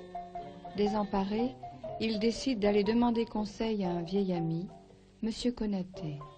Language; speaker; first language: French; native; French